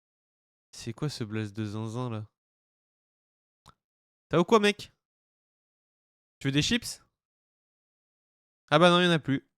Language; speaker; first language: French; native; French